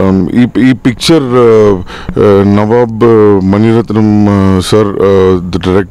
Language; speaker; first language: Telugu; non-native, learner; Tamil